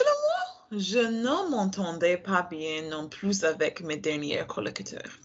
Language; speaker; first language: French; non-native, learner; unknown